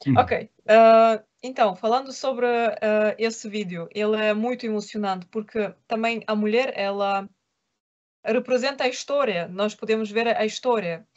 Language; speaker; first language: Portuguese; non-native, fluent; Ukrainian